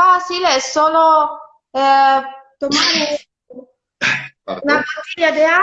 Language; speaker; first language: Spanish; non-native, fluent; Italian